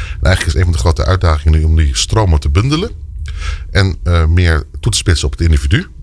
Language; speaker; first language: Dutch; native; Dutch